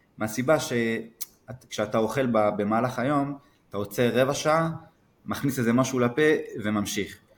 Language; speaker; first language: Hebrew; non-native, fluent; French